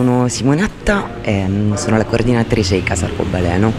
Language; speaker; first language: Italian; native; Italian